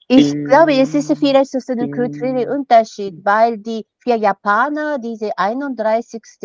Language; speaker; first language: German; non-native, fluent; Japanese